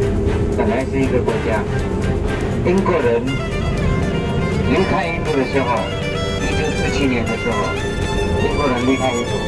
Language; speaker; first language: Chinese; non-native, fluent; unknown